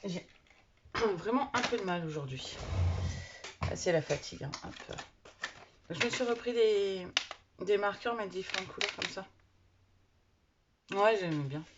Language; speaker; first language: French; native; French